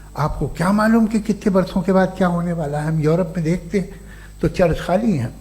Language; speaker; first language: Urdu; native; Urdu